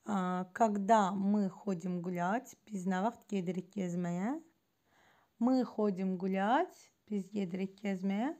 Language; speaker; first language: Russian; non-native, fluent; Azerbaijani